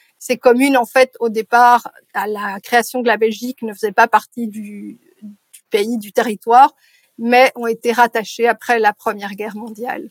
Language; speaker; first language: French; native; French